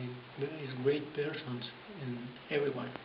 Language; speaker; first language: English; non-native, learner; Spanish